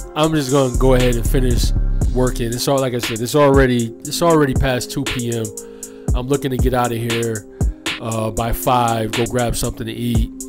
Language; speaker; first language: English; native; English